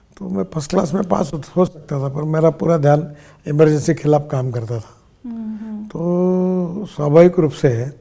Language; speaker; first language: Hindi; non-native, local second language; Marathi